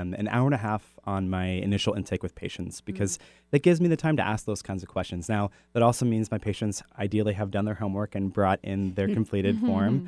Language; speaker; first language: English; native; English